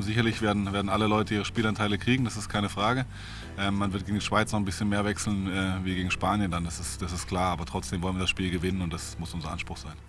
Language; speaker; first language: German; native; German